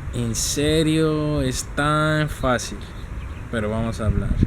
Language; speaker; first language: Spanish; non-native, learner; English